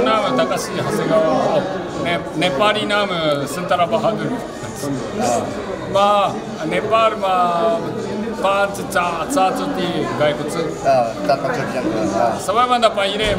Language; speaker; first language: Nepali; non-native, fluent; Japanese